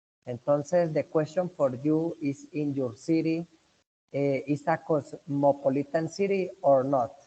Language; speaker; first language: English; non-native, learner; Spanish